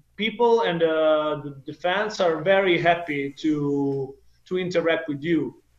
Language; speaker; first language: English; non-native, fluent; Italian